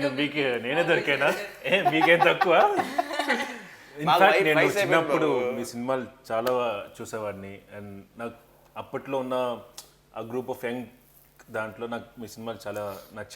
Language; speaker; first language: Telugu; native; Telugu